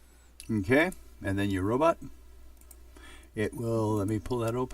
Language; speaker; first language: English; native; English